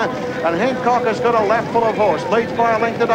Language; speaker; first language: English; native; English